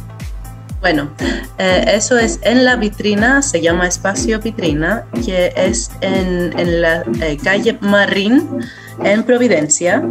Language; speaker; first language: Spanish; non-native, fluent; Greek